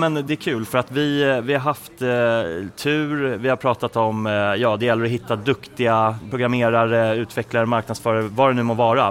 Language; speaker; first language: Swedish; native; Swedish